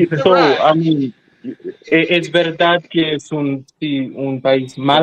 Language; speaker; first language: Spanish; non-native, learner; English